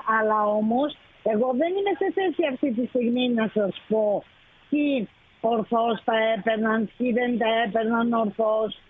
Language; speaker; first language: Greek; native; Greek